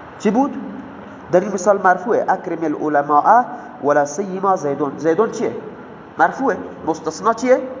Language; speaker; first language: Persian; non-native, local second language; Baluchi